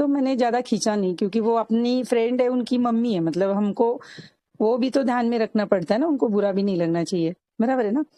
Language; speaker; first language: Hindi; non-native, local second language; Marathi